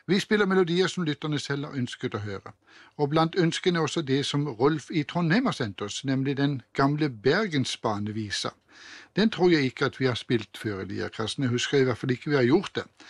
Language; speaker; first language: Norwegian; native; Norwegian